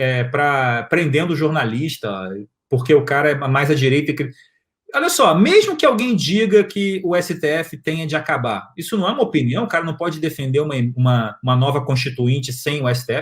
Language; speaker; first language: Portuguese; native; Portuguese